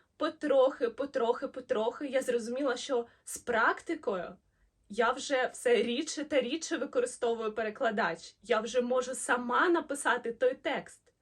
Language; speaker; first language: Ukrainian; non-native, local second language; Russian